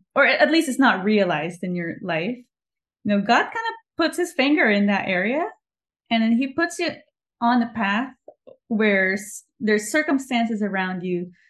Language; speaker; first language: English; non-native, local second language; Filipino